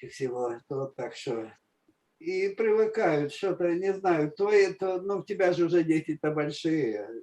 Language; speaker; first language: Russian; native; Russian